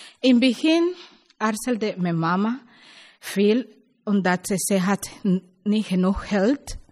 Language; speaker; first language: Dutch; non-native, learner; Spanish